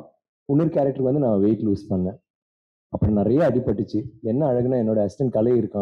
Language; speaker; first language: Tamil; native; Tamil